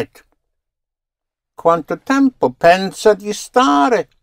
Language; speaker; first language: Italian; non-native, fluent; English